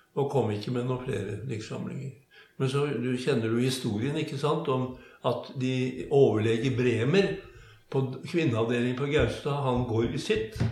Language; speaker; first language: Norwegian; native; Norwegian